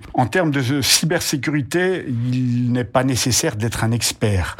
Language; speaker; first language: French; native; French